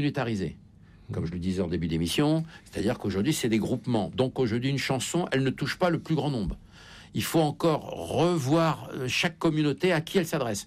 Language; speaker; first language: French; native; French